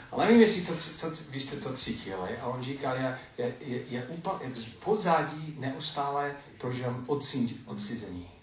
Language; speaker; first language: Czech; non-native, fluent; English